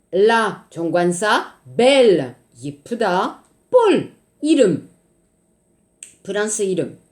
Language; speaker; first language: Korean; non-native, learner; French